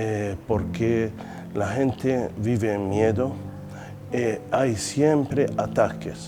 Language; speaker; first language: Spanish; non-native, fluent; Arabic